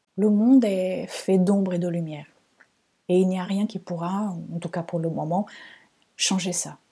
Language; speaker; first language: French; non-native, fluent; Portuguese